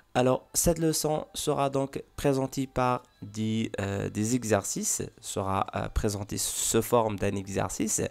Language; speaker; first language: French; non-native, local second language; Arabic